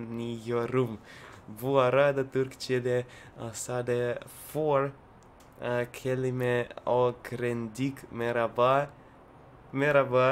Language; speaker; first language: Turkish; non-native, learner; Russian